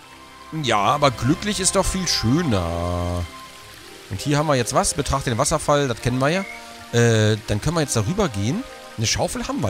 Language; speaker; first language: German; native; German